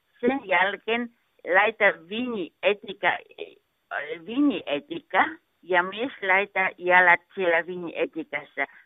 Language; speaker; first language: Finnish; non-native, learner; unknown